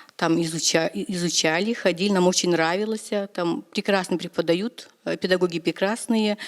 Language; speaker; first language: Russian; non-native, local second language; Kazakh